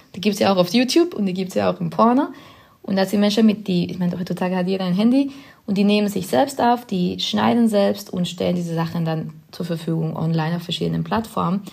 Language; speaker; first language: German; non-native, fluent; Spanish